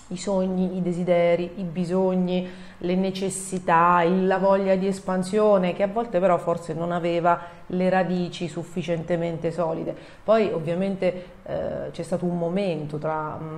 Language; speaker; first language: Italian; native; Italian